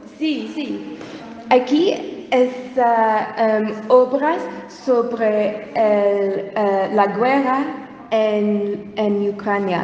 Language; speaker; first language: Spanish; non-native, learner; English